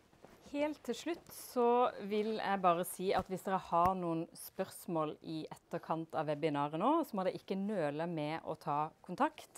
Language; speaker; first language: Norwegian; native; Norwegian